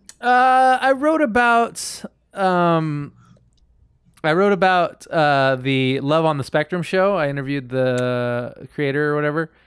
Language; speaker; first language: English; native; English